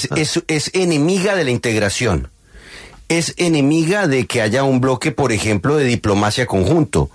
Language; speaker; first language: Spanish; native; Spanish